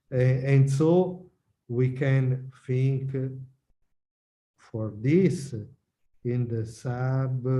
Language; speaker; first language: English; non-native, learner; Italian